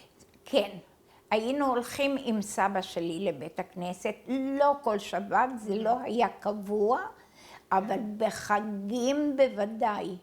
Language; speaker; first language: Hebrew; early bilingual, other home language; Arabic